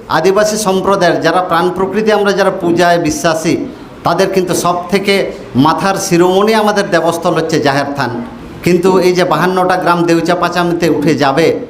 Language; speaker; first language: Bangla; non-native, local second language; Santali